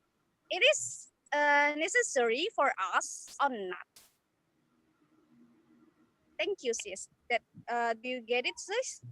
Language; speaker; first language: English; non-native, learner; Indonesian